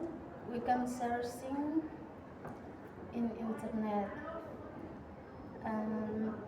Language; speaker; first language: English; non-native, learner; Indonesian